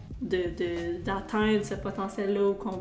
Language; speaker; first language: French; native; French